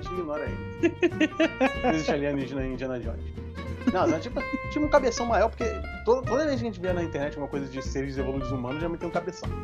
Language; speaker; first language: Portuguese; native; Portuguese